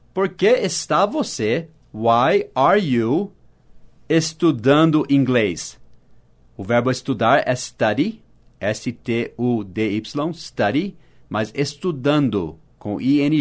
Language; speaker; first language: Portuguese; non-native, fluent; English